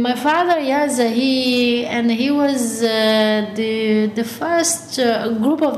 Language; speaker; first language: English; early bilingual, other home language; Tibetan